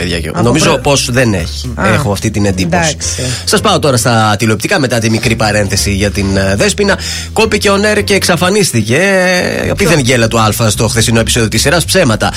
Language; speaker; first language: Greek; native; Greek